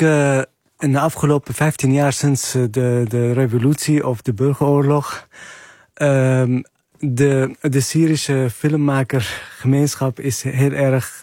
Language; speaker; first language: Dutch; non-native, fluent; Arabic